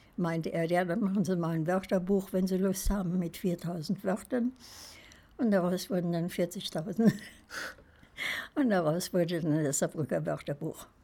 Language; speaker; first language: German; native; German